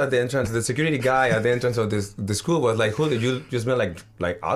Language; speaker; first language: English; non-native, learner; Spanish